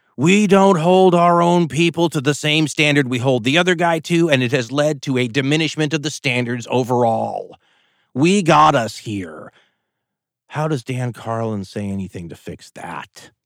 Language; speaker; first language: English; native; English